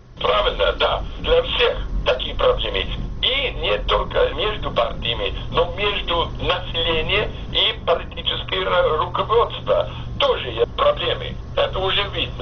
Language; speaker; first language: Russian; non-native, fluent; English